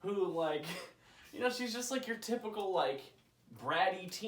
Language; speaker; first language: English; native; English